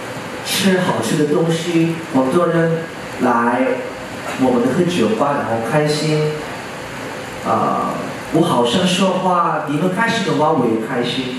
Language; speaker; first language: Chinese; non-native, learner; Korean